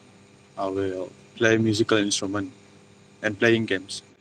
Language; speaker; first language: English; non-native, learner; Malay